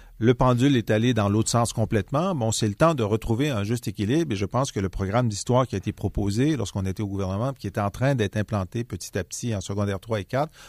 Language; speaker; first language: French; native; French